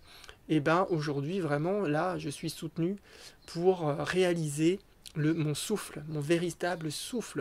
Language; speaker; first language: French; native; French